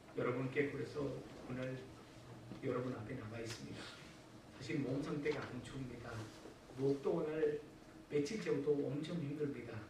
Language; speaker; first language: Korean; non-native, fluent; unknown